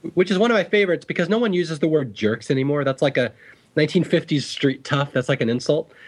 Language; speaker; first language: English; native; English